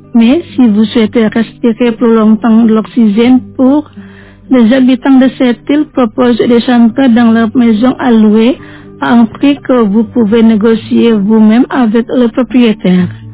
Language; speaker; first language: French; non-native, fluent; Indonesian